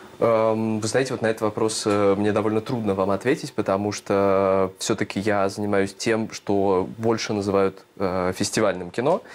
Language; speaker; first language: Russian; native; Russian